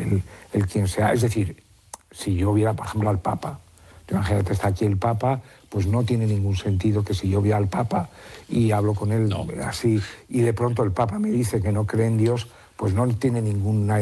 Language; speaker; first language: Spanish; native; Spanish